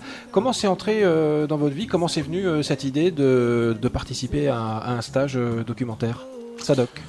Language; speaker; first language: French; native; French